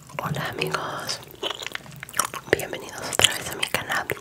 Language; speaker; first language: Spanish; non-native, fluent; English